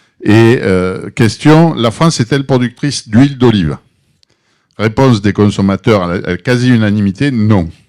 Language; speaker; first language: French; native; French